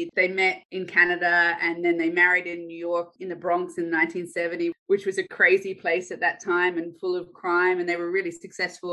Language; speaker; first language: English; native; English